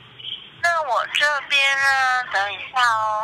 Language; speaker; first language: Chinese; native; Chinese